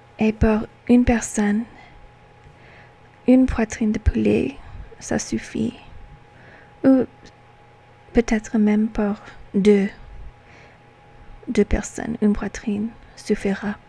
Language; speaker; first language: French; non-native, learner; English